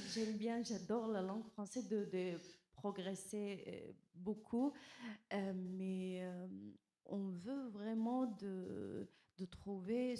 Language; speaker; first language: French; non-native, learner; Kurdish